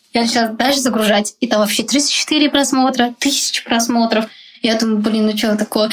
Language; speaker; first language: Russian; non-native, local second language; Tajik